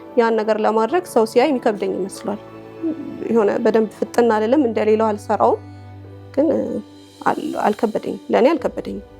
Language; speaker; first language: Amharic; native; Amharic